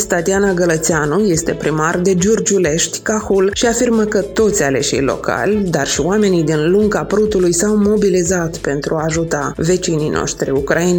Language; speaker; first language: Romanian; native; Romanian